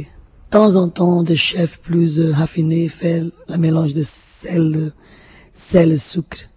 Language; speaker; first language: French; non-native, fluent; Portuguese